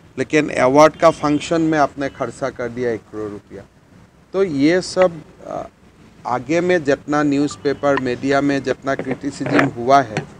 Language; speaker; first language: Hindi; non-native, local second language; Assamese